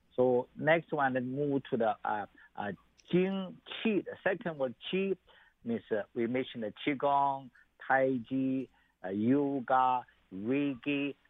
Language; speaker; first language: English; non-native, learner; Chinese